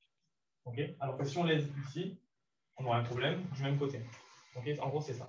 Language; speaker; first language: French; native; French